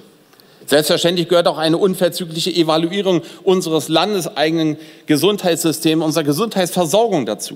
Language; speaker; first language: German; native; German